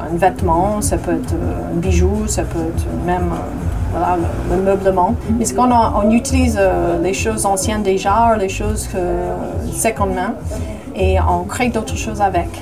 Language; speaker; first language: French; non-native, fluent; English